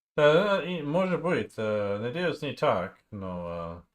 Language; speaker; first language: Russian; non-native, learner; English